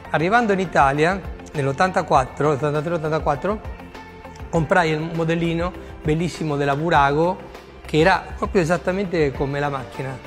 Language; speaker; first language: Italian; non-native, fluent; Spanish